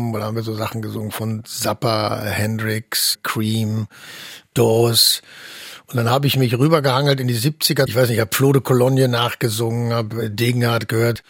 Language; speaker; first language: German; native; German